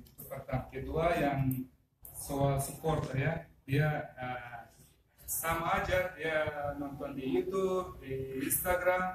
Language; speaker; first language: Indonesian; non-native, fluent; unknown